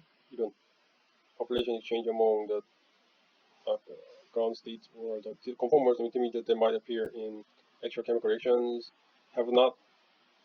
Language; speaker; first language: English; non-native, fluent; Korean